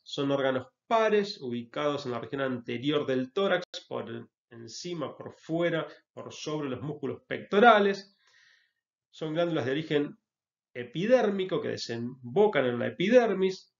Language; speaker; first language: Spanish; native; Spanish